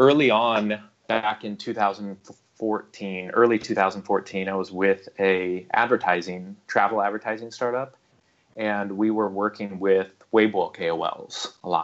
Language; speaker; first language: English; native; English